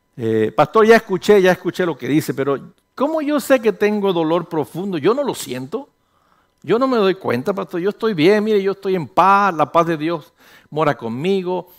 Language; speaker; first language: Spanish; early bilingual, heritage; Spanish